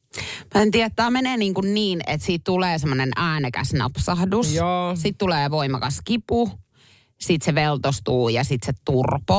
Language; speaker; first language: Finnish; native; Finnish